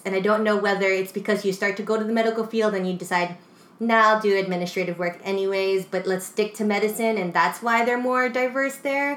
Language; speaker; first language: English; native; English